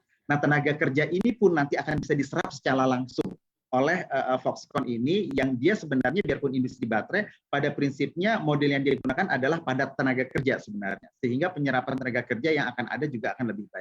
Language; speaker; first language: Indonesian; native; Indonesian